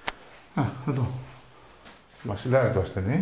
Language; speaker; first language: Greek; native; Greek